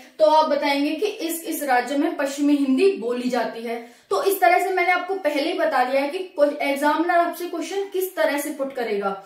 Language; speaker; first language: Hindi; native; Hindi